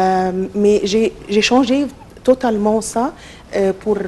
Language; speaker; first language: French; non-native, local second language; Arabic